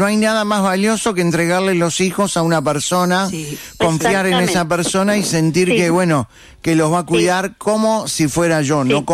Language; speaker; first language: Spanish; native; Spanish